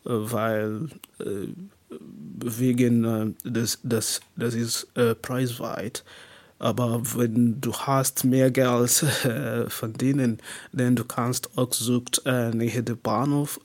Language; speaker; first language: German; non-native, learner; English